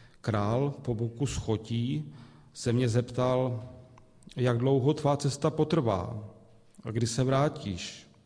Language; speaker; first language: Czech; native; Czech